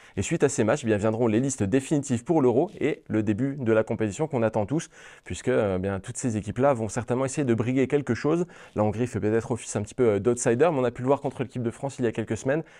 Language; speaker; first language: French; native; French